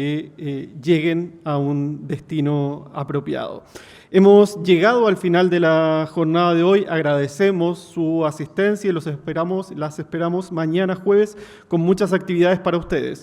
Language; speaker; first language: Spanish; native; Spanish